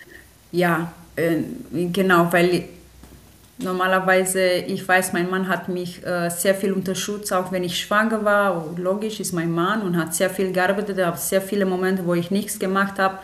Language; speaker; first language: German; non-native, fluent; Romanian